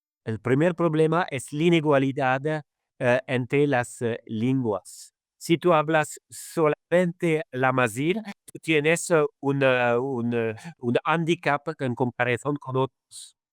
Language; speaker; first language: Spanish; non-native, fluent; Arabic